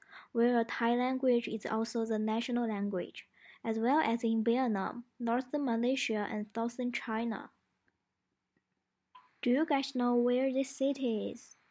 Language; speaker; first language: English; non-native, learner; Malay